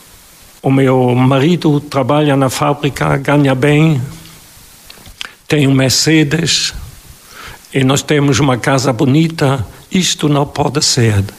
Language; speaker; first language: Portuguese; non-native, fluent; German